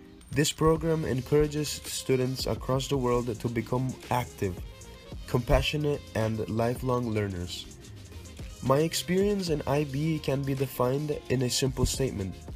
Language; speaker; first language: English; early bilingual, other home language; Spanish